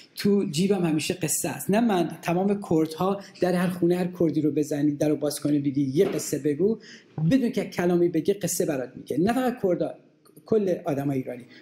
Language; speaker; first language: Persian; native; Persian